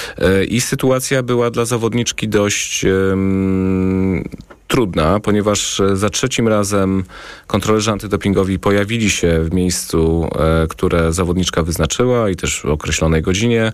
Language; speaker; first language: Polish; native; Polish